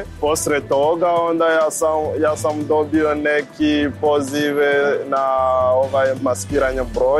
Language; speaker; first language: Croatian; non-native, learner; Rundi